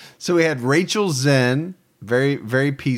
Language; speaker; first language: English; native; English